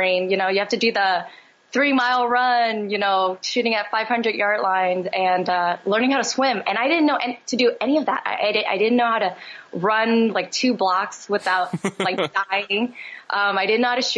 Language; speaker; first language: English; native; English